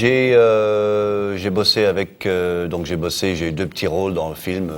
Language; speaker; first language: French; native; French